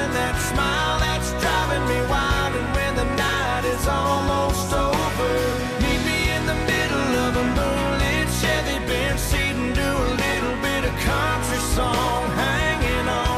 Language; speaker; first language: Thai; non-native, fluent; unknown